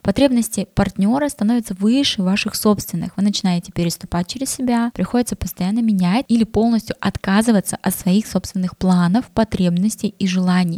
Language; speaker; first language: Russian; native; Russian